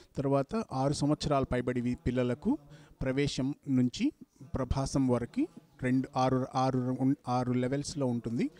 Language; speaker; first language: Telugu; native; Telugu